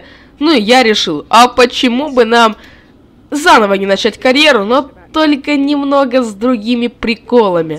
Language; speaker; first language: Russian; native; Russian